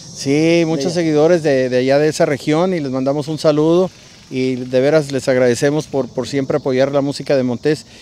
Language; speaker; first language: Spanish; native; Spanish